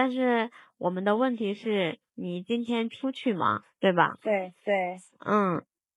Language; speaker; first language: Chinese; non-native, fluent; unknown